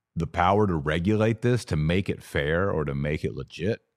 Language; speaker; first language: English; native; English